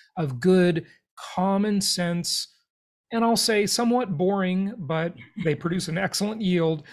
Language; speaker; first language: English; native; English